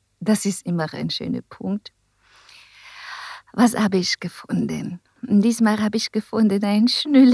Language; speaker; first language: German; non-native, learner; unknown